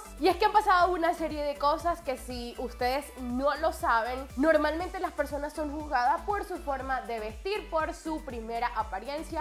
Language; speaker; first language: Spanish; native; Spanish